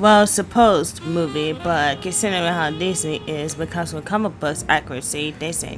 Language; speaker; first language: English; native; English